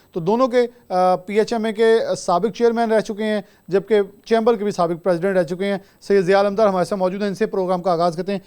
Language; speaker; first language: Urdu; non-native, local second language; Punjabi